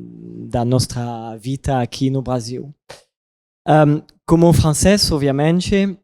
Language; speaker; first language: Portuguese; non-native, learner; French